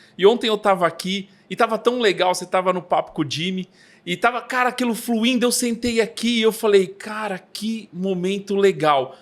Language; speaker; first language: Portuguese; native; Portuguese